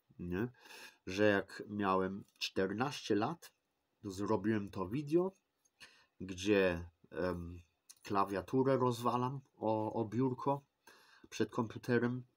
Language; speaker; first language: Polish; early bilingual, heritage; Polish